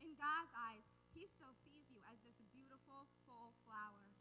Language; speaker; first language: English; native; English